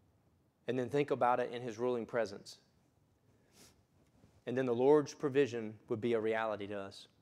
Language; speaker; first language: English; native; English